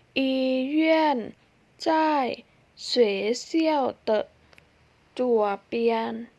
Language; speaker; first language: Chinese; non-native, fluent; Thai